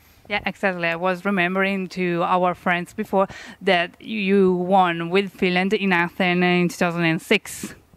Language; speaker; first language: English; non-native, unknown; Italian